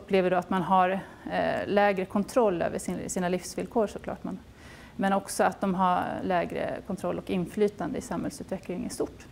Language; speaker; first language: Swedish; native; Swedish